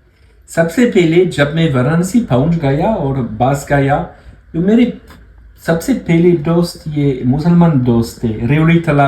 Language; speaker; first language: Hindi; non-native, learner; French